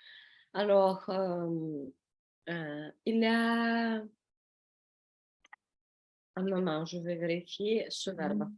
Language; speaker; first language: French; non-native, learner; Russian